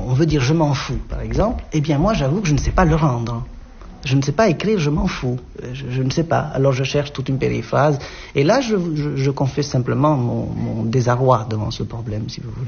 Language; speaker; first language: French; non-native, local second language; Arabic